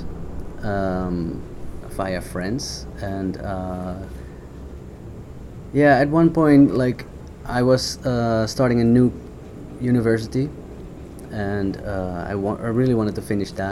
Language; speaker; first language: English; non-native, fluent; Dutch